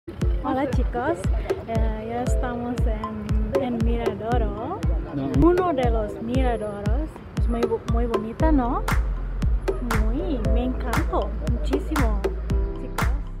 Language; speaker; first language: Spanish; non-native, learner; Portuguese